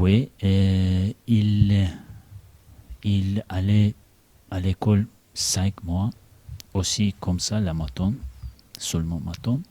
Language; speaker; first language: French; non-native, learner; Russian